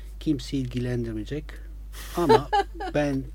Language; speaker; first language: Turkish; non-native, fluent; Italian